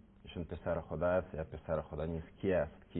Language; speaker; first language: Persian; non-native, learner; Russian